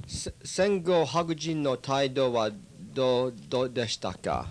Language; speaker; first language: Japanese; early bilingual, heritage; English